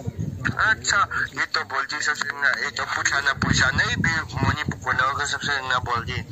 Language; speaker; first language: Hindi; non-native, local second language; Mizo